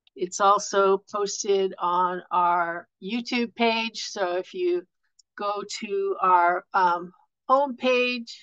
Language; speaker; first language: English; native; English